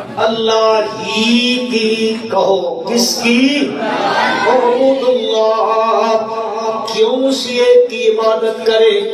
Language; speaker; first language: Urdu; non-native, local second language; Punjabi